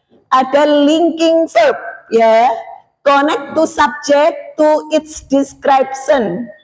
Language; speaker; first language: English; non-native, learner; Indonesian